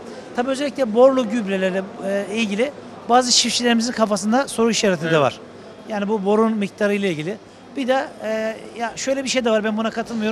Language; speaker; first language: Turkish; native; Turkish